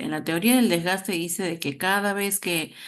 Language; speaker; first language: Spanish; native; Spanish